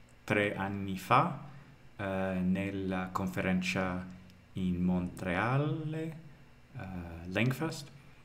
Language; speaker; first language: Italian; non-native, learner; English